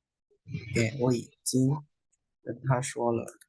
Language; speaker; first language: Chinese; non-native, fluent; Indonesian